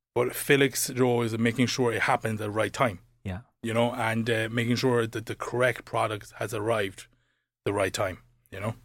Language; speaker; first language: English; native; English